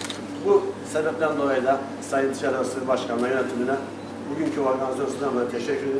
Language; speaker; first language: Turkish; native; Turkish